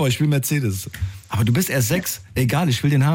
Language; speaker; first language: German; native; German